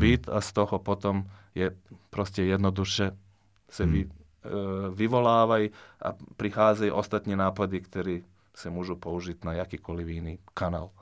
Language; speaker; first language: Czech; non-native, fluent; Serbian